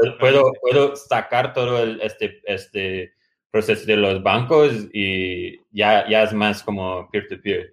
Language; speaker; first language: Spanish; non-native, fluent; English